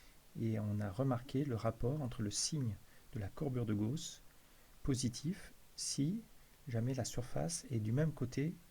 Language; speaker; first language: French; native; French